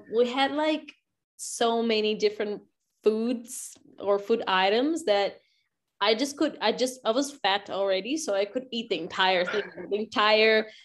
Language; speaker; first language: English; non-native, fluent; Portuguese